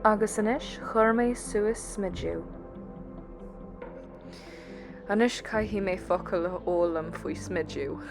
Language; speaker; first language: Irish; non-native, learner; English